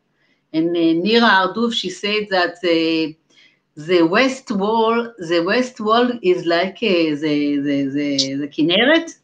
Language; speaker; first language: English; non-native, fluent; Hebrew